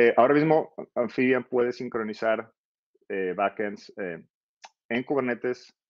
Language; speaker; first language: Spanish; native; Spanish